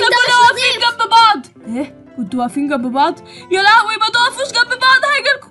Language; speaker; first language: Arabic; native; Arabic